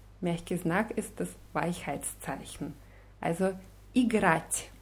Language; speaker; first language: German; non-native, fluent; Russian